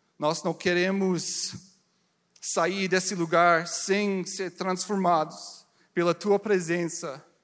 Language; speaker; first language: Portuguese; non-native, learner; English